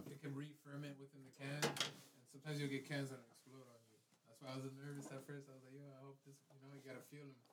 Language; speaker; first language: English; native; English